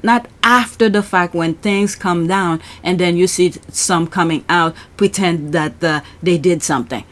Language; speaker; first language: English; native; English